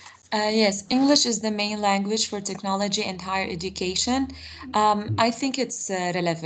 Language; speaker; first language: English; non-native, fluent; Arabic